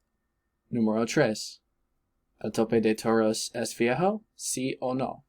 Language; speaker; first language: Spanish; non-native, learner; English